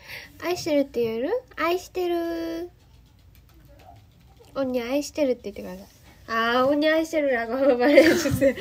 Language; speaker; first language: Korean; non-native, learner; Japanese